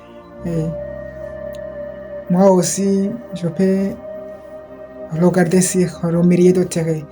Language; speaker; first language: French; non-native, local second language; Kinyarwanda